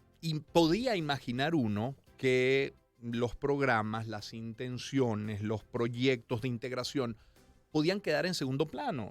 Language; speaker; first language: Spanish; native; Spanish